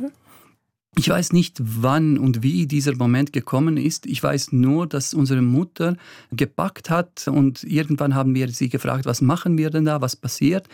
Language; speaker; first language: German; early bilingual, other home language; Bosnian